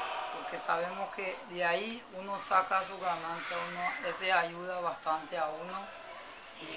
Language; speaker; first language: Spanish; non-native, local second language; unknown